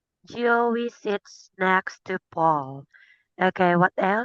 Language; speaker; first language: English; non-native, fluent; Filipino